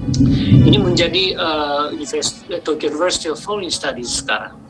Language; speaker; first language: Indonesian; non-native, fluent; Japanese